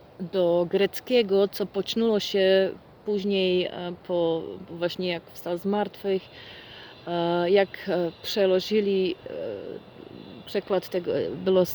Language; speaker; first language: Polish; non-native, fluent; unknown